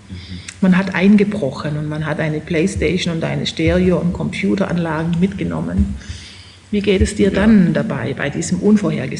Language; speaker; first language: German; native; German